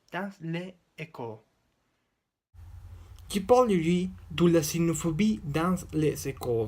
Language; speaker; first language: French; non-native, learner; Spanish